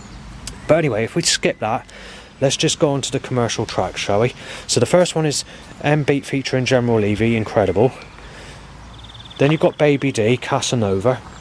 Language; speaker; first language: English; native; English